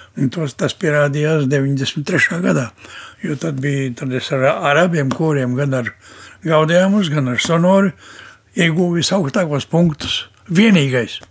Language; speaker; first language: Latvian; native; Latvian